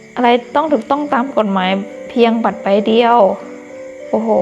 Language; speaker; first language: Thai; non-native, fluent; Burmese